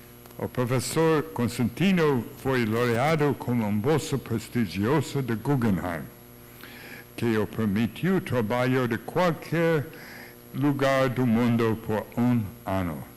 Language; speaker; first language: Portuguese; non-native, learner; English